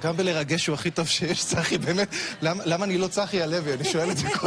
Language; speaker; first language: Hebrew; native; Hebrew